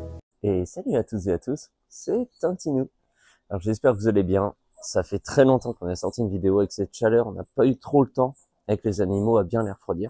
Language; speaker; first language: French; native; French